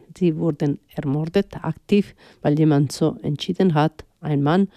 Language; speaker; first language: German; non-native, fluent; Spanish